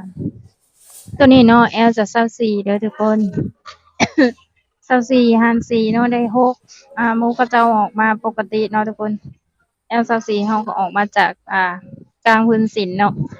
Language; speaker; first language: Thai; non-native, local second language; Northeastern Thai